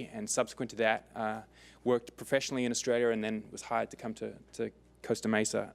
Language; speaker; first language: English; native; English